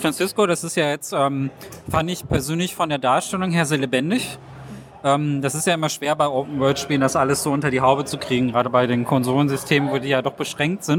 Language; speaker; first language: German; native; German